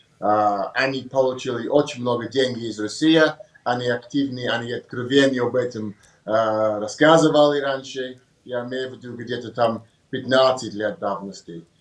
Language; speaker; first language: Russian; non-native, learner; English